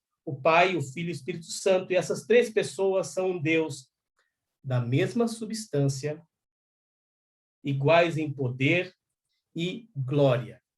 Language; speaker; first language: Portuguese; native; Portuguese